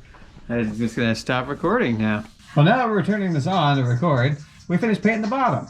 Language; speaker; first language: English; native; English